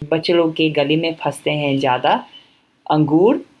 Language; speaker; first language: Hindi; non-native, fluent; English